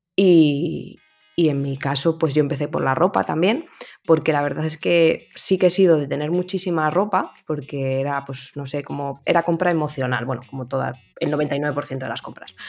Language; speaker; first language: Spanish; native; Spanish